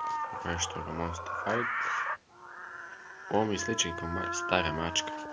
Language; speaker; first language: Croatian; early bilingual, heritage; Croatian